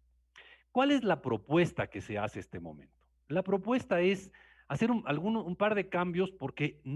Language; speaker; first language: Spanish; native; Spanish